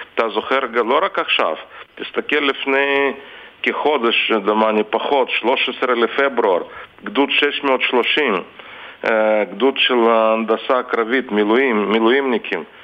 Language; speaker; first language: Hebrew; non-native, fluent; Russian